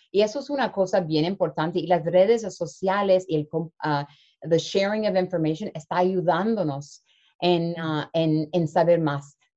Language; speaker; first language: Spanish; early bilingual, heritage; Spanish